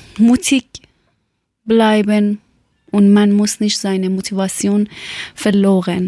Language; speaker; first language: German; non-native, learner; Persian